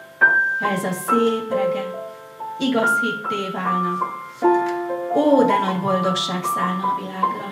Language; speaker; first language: Hungarian; native; Hungarian